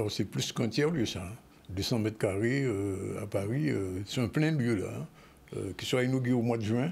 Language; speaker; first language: French; native; French